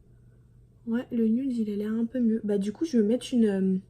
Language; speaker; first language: French; native; French